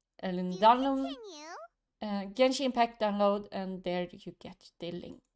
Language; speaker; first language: English; non-native, learner; Swedish